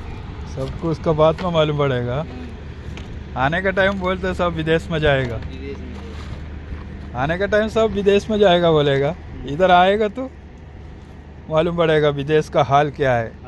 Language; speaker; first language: Hindi; non-native, learner; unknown